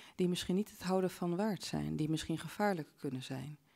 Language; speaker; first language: Dutch; native; Dutch